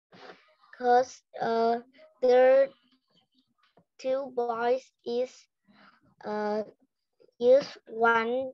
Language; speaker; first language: English; non-native, learner; Vietnamese